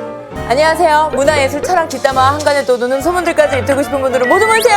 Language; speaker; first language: Korean; native; Korean